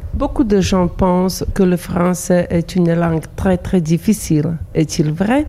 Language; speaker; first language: French; non-native, fluent; Slovak